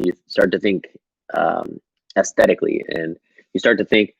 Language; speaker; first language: English; native; English